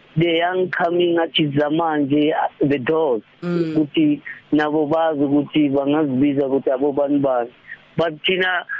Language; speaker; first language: Zulu; native; Zulu